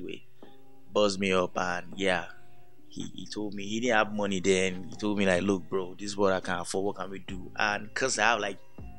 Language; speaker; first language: English; non-native, local second language; Yoruba